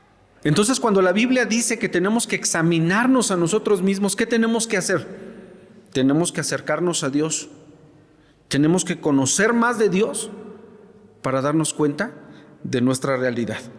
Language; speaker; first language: Spanish; native; Spanish